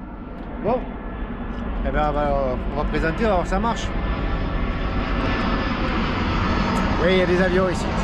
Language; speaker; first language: French; native; French